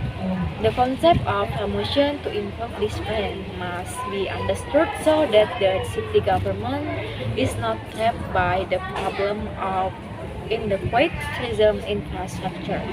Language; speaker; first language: English; non-native, learner; Indonesian